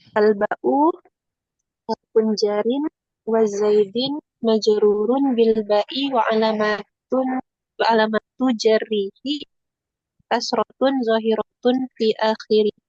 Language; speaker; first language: Arabic; non-native, learner; Indonesian